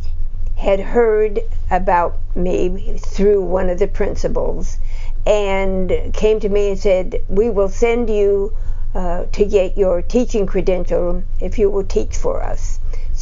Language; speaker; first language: English; native; English